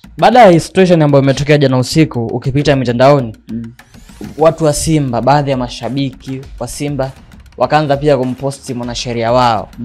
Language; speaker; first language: Swahili; native; Swahili